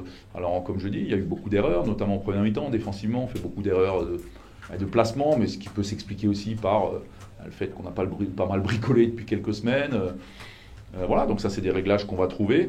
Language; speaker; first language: French; native; French